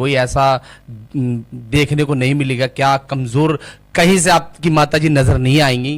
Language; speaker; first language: Hindi; native; Hindi